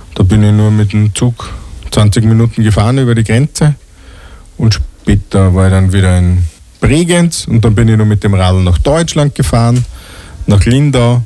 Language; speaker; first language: German; native; German